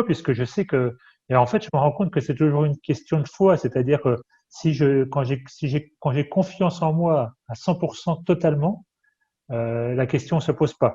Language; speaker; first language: French; native; French